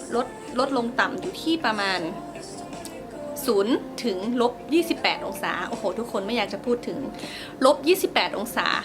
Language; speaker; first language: Thai; native; Thai